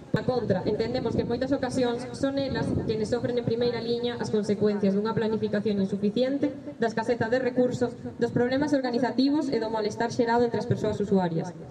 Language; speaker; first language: Galician; native; Galician